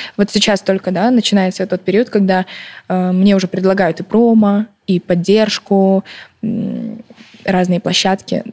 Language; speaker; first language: Russian; early bilingual, other home language; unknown